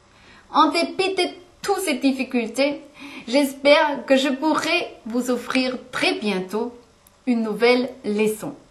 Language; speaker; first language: French; non-native, fluent; German